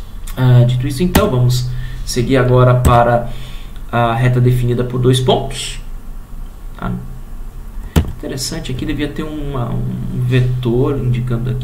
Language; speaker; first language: Portuguese; native; Portuguese